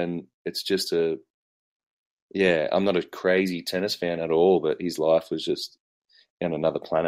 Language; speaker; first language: English; native; English